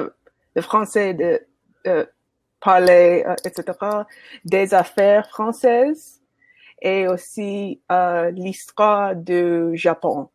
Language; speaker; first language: French; non-native, learner; English